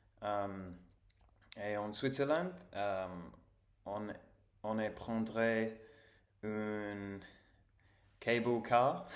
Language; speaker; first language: French; non-native, learner; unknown